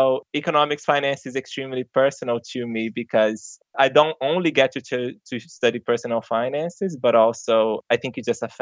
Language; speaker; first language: English; non-native, fluent; Portuguese